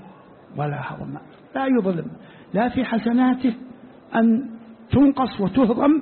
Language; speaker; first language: Arabic; native; Arabic